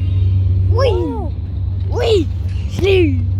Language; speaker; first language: French; native; French